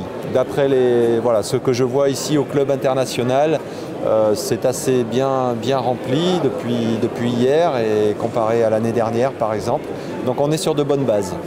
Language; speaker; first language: French; native; French